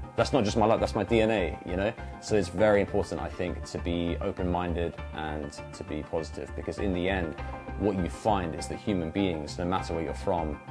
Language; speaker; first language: English; early bilingual, other home language; Chinese